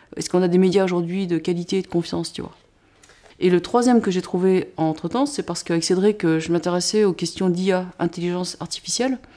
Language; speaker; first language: French; native; French